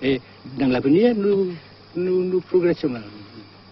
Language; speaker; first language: French; non-native, fluent; Vietnamese